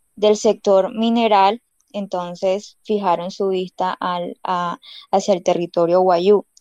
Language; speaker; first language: Spanish; non-native, local second language; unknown